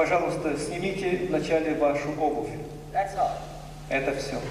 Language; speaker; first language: Russian; native; Russian